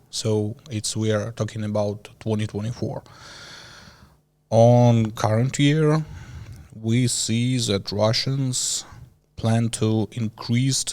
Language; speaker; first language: English; non-native, learner; Ukrainian